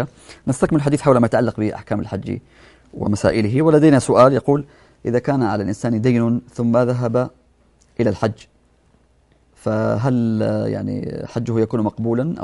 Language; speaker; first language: Arabic; native; Arabic